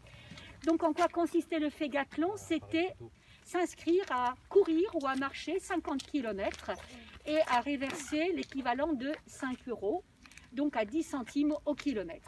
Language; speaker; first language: French; native; French